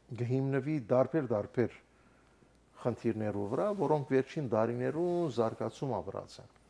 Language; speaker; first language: Armenian; native; Armenian